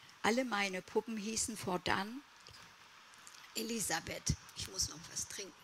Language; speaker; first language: German; early bilingual, other home language; Kurdish